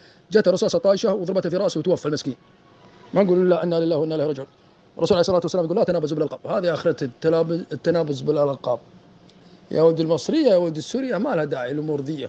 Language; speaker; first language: Arabic; native; Arabic